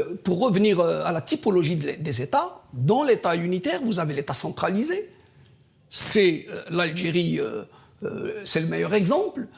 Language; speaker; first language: French; non-native, local second language; Kabyle